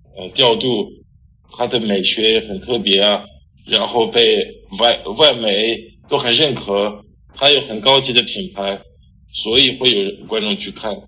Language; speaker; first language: Chinese; non-native, fluent; French